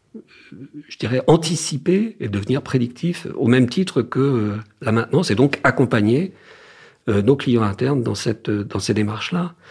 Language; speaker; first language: French; native; French